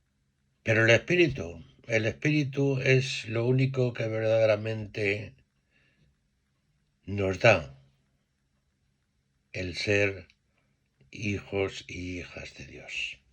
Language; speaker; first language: Spanish; native; Spanish